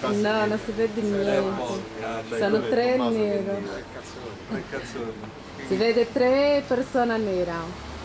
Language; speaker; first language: Italian; non-native, learner; Portuguese